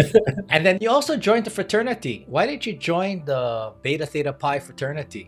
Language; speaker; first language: English; native; English